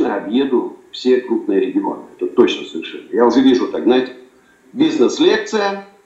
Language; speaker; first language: Russian; native; Russian